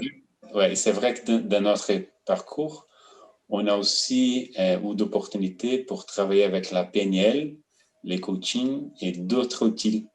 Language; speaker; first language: French; non-native, fluent; Portuguese